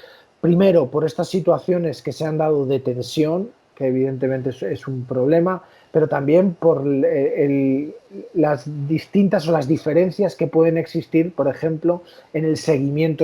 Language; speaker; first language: Spanish; native; Spanish